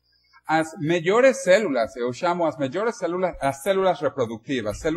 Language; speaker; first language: Spanish; non-native, learner; Portuguese